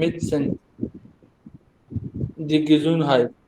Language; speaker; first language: German; non-native, learner; Urdu